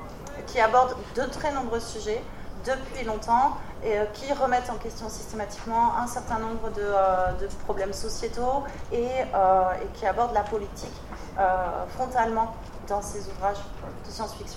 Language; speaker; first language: French; native; French